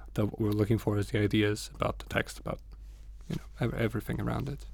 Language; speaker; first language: English; non-native, fluent; Portuguese